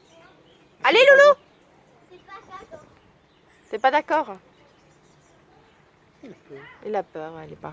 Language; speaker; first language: French; native; French